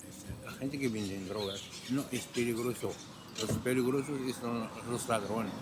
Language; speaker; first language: Spanish; non-native, learner; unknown